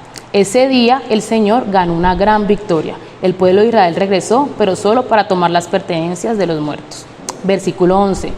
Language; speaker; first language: Spanish; native; Spanish